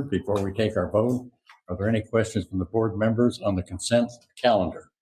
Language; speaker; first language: English; native; English